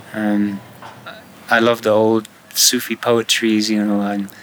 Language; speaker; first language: English; native; English